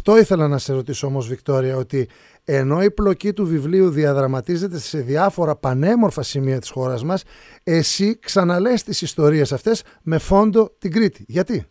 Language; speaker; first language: Greek; native; Greek